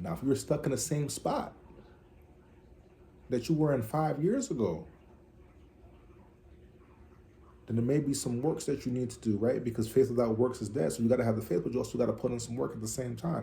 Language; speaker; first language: English; native; English